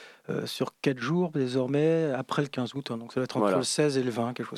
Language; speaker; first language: French; native; French